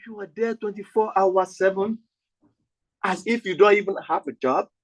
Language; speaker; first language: English; non-native, local second language; Yoruba